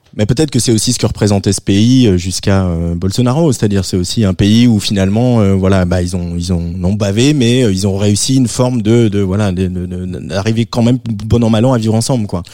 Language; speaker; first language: French; native; French